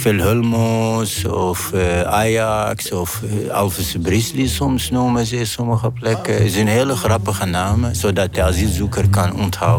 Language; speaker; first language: Dutch; non-native, fluent; Arabic